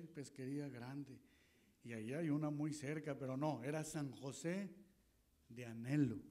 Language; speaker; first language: Spanish; native; Spanish